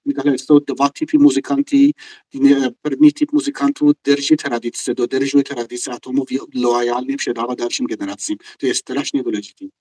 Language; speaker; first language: Czech; non-native, fluent; Persian